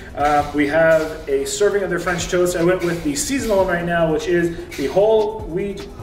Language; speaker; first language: English; native; English